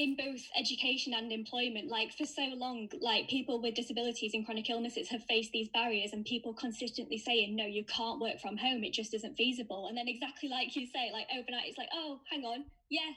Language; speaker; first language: English; native; English